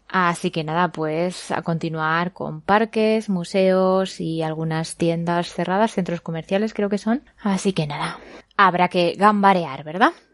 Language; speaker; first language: Spanish; native; Spanish